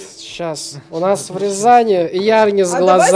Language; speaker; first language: Russian; native; Russian